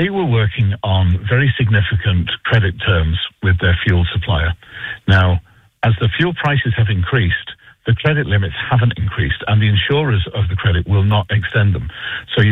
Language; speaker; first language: English; native; English